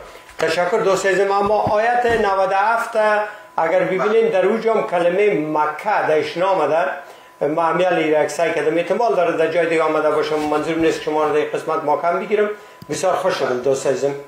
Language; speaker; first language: Persian; native; Persian